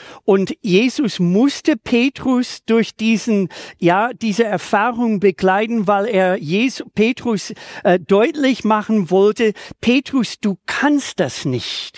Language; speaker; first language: German; native; German